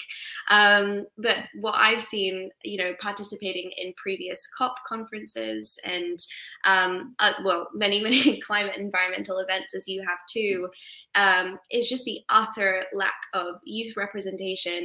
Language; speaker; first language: English; native; English